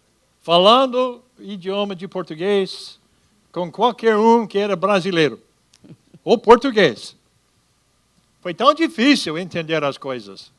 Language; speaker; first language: Portuguese; non-native, fluent; English